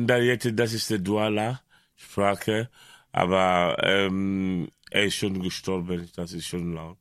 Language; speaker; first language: German; non-native, learner; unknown